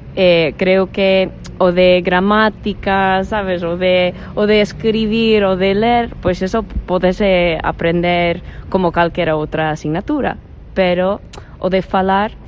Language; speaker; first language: Galician; non-native, fluent; English